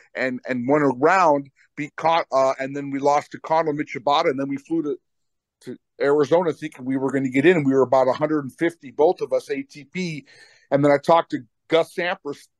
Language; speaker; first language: English; native; English